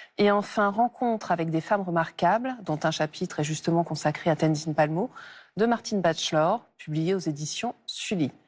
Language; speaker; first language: French; native; French